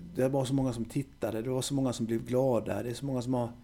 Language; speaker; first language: Swedish; native; Swedish